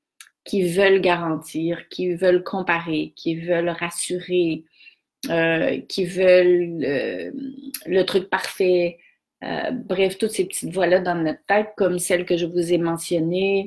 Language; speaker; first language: French; native; French